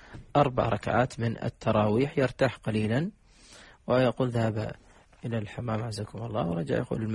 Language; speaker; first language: Arabic; native; Arabic